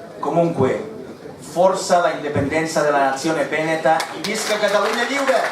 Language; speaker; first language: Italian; non-native, fluent; Catalan